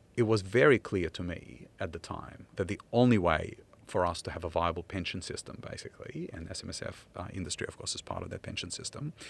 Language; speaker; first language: English; non-native, fluent; Ukrainian